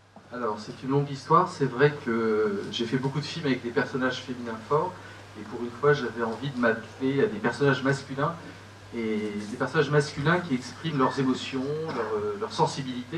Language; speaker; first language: French; native; French